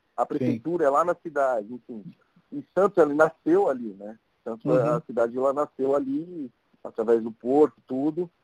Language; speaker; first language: Portuguese; native; Portuguese